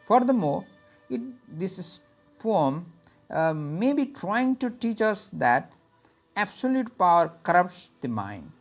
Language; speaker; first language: English; non-native, local second language; Nepali